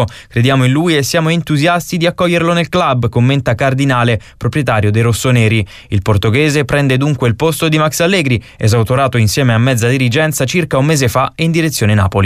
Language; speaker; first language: Italian; native; Italian